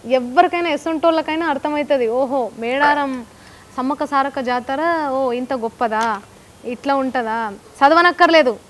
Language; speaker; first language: Telugu; non-native, local second language; Lambadi